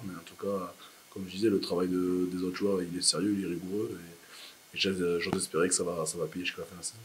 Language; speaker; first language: French; native; French